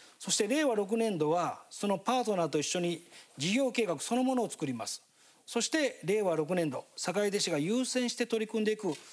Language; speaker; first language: Japanese; native; Japanese